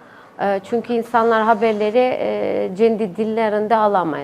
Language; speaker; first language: Turkish; non-native, local second language; Albanian